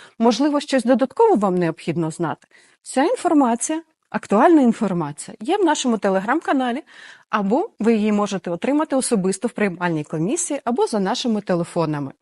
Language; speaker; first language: Ukrainian; native; Ukrainian